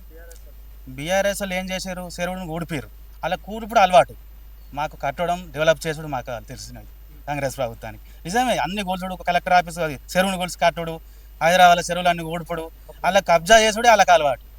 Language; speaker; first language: Telugu; native; Telugu